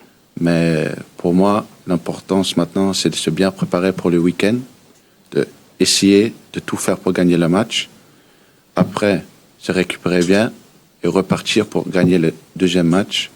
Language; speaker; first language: French; early bilingual, heritage; French